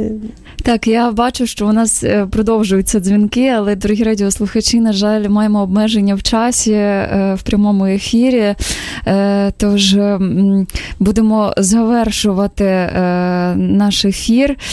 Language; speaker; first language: Ukrainian; native; Ukrainian